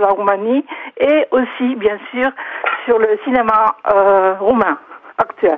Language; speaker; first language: French; non-native, fluent; Romanian